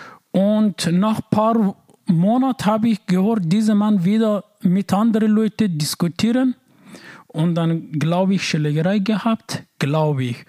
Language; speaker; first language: German; non-native, learner; Persian